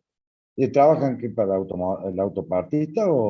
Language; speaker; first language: Spanish; native; Spanish